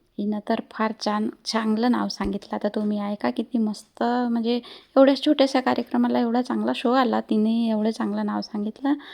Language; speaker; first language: Marathi; non-native, local second language; Hindi